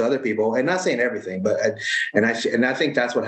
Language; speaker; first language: English; native; English